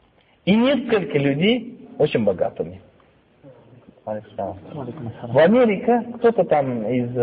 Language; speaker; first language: Russian; non-native, fluent; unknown